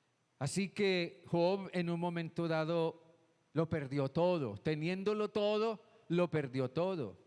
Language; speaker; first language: Spanish; native; Spanish